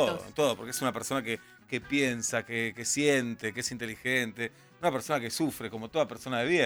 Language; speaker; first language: Spanish; native; Spanish